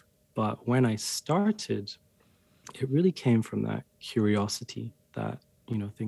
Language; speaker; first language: English; native; English